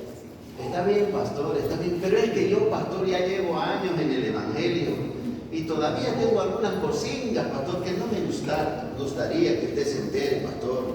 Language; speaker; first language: Spanish; native; Spanish